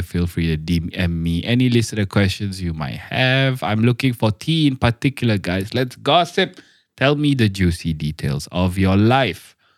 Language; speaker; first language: English; non-native, local second language; Malay